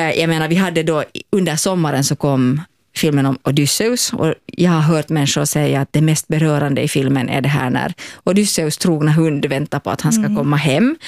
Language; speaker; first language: Swedish; native; Swedish